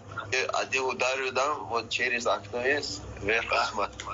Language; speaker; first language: Russian; non-native, learner; Persian